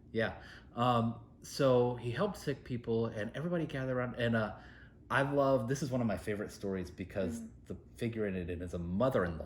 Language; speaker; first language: English; native; English